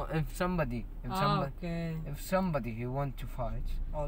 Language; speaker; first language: English; non-native, learner; Arabic